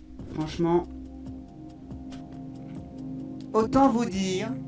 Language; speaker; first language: French; native; French